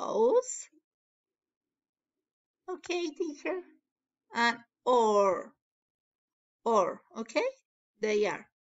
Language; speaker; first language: English; non-native, learner; Spanish